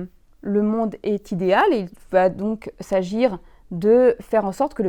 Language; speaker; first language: French; native; French